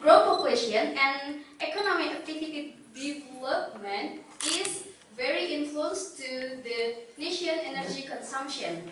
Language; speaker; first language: English; non-native, learner; Indonesian